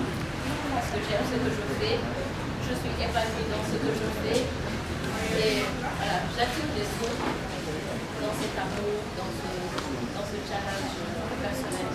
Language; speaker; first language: French; non-native, local second language; Wolof